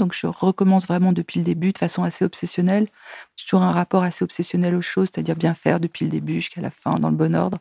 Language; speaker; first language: French; native; French